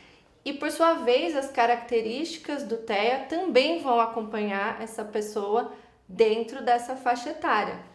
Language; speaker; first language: Portuguese; native; Portuguese